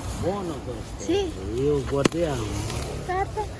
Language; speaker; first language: Italian; non-native, learner; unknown